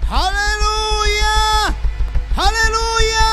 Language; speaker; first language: Spanish; native; Spanish